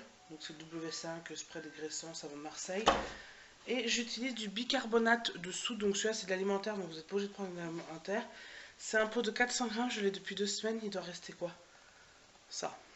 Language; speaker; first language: French; native; French